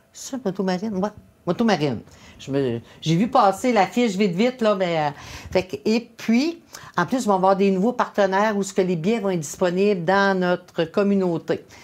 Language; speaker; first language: French; native; French